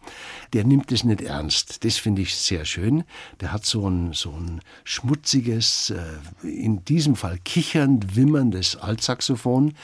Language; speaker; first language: German; native; German